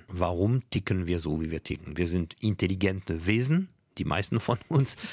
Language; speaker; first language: German; non-native, fluent; French